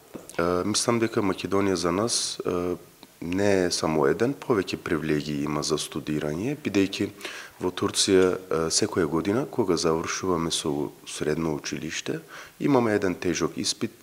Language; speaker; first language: Macedonian; non-native, fluent; Turkish